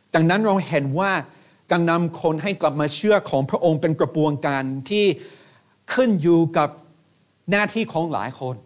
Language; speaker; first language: Thai; non-native, fluent; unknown